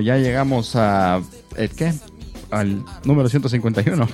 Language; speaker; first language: Spanish; native; Spanish